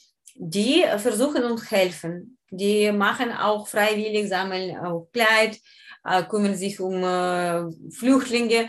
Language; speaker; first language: German; non-native, learner; Ukrainian